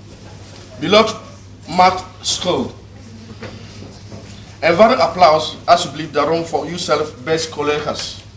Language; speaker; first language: Dutch; non-native, learner; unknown